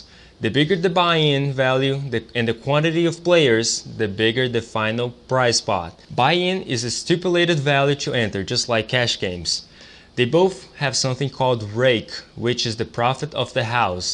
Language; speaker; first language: English; non-native, fluent; Portuguese